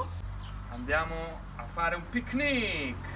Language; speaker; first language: Italian; native; Italian